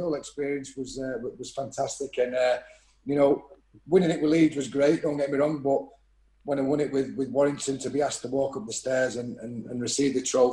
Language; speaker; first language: English; native; English